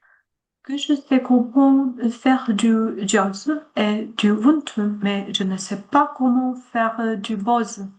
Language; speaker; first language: French; non-native, learner; Chinese